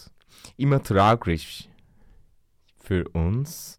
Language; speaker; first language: German; non-native, learner; Turkish